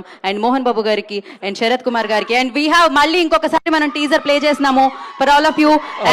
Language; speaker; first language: Telugu; native; Telugu